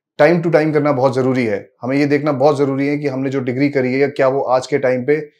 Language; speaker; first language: Hindi; native; Hindi